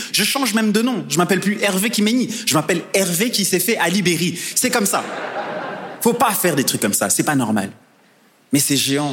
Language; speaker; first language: French; non-native, local second language; Kinyarwanda